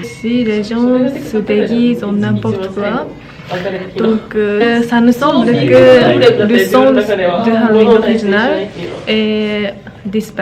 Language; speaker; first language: French; non-native, learner; Japanese